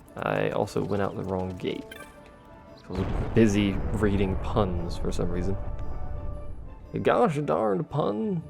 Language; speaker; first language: English; native; English